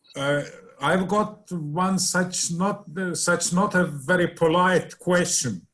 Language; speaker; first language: English; non-native, fluent; Estonian